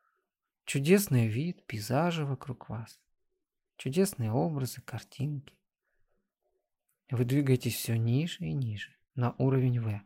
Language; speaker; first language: Russian; native; Russian